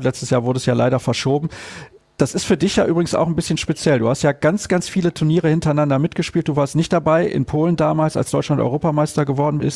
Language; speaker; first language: German; native; German